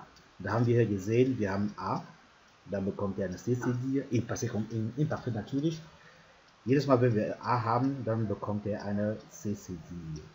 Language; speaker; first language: German; non-native, fluent; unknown